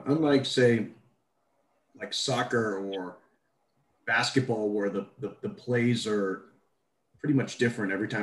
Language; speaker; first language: English; native; English